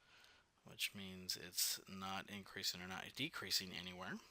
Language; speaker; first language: English; native; English